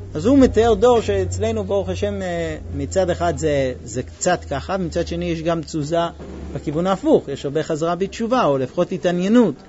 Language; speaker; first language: Hebrew; non-native, fluent; English